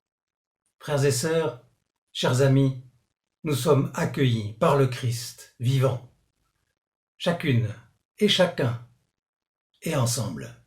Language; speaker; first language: French; native; French